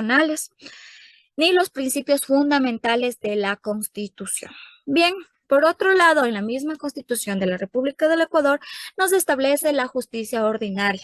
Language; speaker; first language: Spanish; native; Spanish